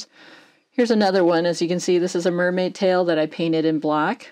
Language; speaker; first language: English; native; English